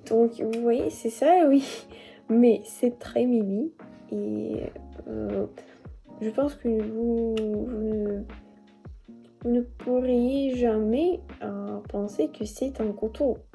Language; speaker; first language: French; non-native, learner; Russian